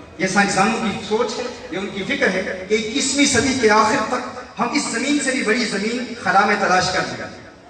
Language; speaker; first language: Urdu; early bilingual, heritage; Urdu